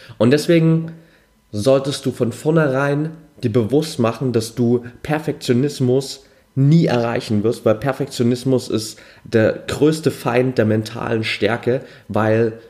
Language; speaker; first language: German; native; German